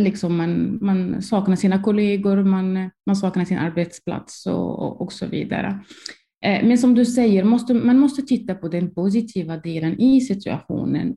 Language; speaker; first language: Swedish; non-native, fluent; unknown